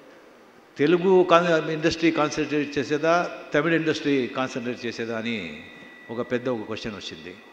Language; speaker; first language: Telugu; non-native, local second language; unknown